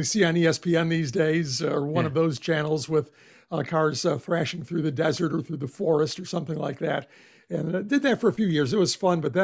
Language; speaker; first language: English; native; English